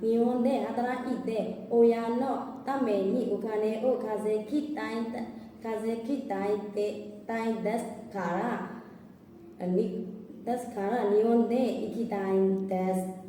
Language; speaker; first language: Japanese; non-native, learner; Burmese